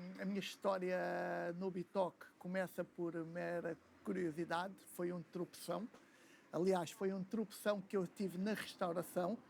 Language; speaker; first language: Portuguese; early bilingual, other home language; Kabuverdianu